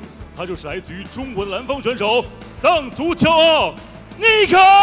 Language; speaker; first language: Chinese; native; Chinese